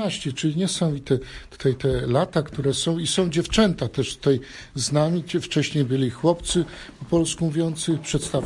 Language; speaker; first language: Polish; native; Polish